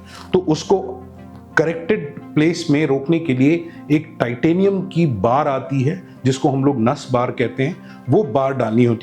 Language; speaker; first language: Hindi; native; Hindi